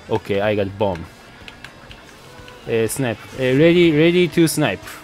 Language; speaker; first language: English; non-native, learner; Japanese